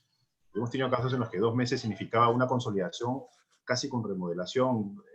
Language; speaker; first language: Spanish; native; Spanish